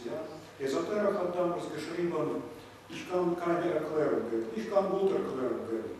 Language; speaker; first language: German; non-native, fluent; Russian